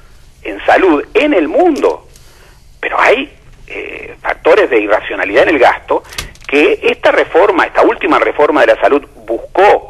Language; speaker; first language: Spanish; native; Spanish